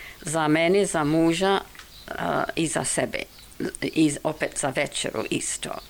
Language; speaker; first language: Serbian; non-native, fluent; English